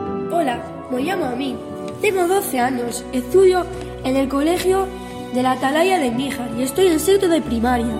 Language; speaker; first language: Spanish; non-native, learner; Arabic